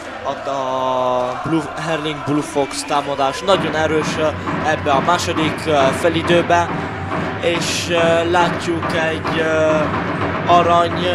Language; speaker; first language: Hungarian; early bilingual, heritage; Hungarian